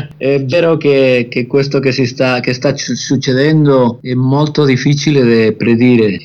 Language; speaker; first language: Italian; non-native, fluent; Catalan